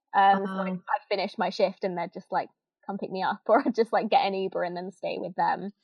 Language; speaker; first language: English; native; English